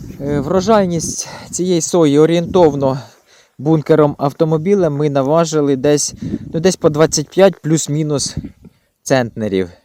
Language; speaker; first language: Ukrainian; native; Ukrainian